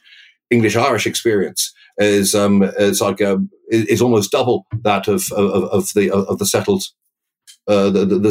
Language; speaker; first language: English; native; English